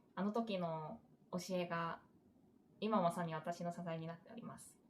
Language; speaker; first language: Japanese; non-native, fluent; Korean